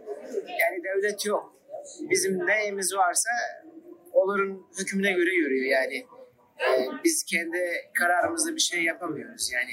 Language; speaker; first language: Turkish; non-native, fluent; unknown